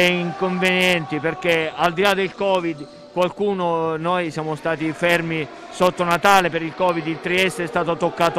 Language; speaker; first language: Italian; native; Italian